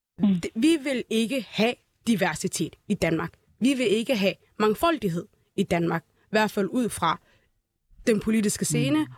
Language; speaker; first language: Danish; early bilingual, other home language; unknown